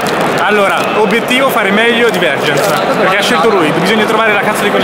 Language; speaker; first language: Italian; native; Italian